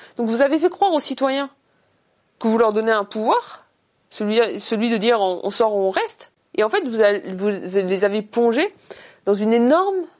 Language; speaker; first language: French; native; French